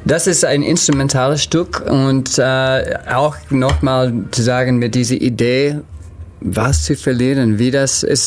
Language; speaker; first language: German; non-native, learner; English